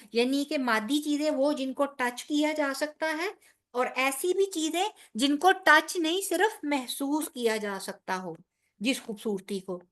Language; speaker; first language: Urdu; non-native, local second language; Punjabi